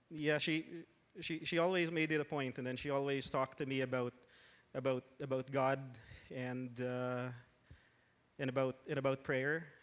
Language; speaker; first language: English; non-native, local second language; Filipino